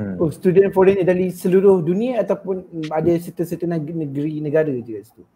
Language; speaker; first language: Malay; native; Malay